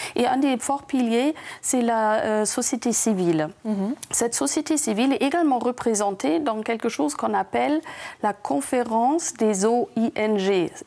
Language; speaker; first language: French; non-native, fluent; German